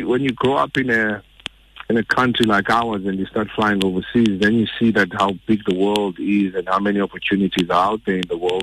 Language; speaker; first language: English; non-native, local second language; Xhosa